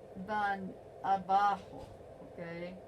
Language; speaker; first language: Spanish; non-native, learner; English